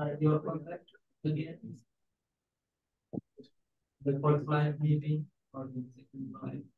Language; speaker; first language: English; non-native, fluent; Indonesian